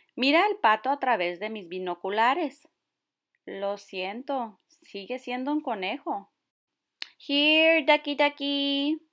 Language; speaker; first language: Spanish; early bilingual, heritage; Spanish